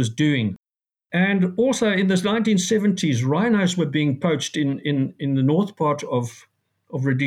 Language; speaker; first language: English; native; English